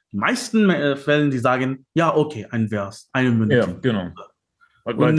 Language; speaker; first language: German; non-native, fluent; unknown